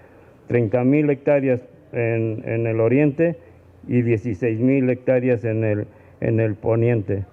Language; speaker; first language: Spanish; native; Spanish